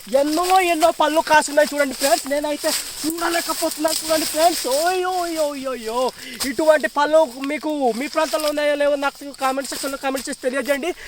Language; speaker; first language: Telugu; non-native, local second language; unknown